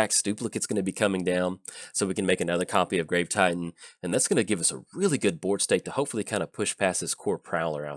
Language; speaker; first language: English; native; English